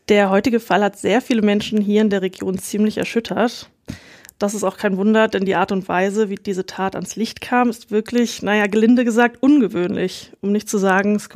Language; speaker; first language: German; native; German